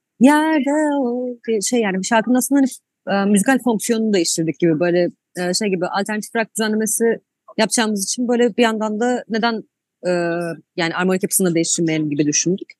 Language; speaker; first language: Turkish; native; Turkish